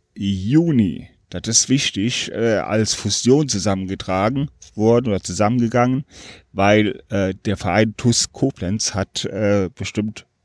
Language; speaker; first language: German; native; German